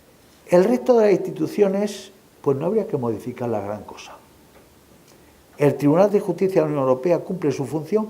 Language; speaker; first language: Spanish; native; Spanish